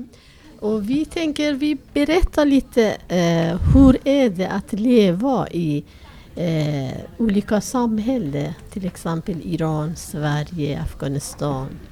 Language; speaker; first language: Swedish; non-native, fluent; Persian